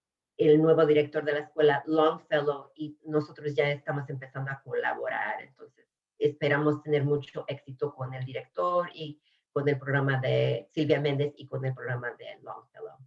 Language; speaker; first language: Spanish; early bilingual, other home language; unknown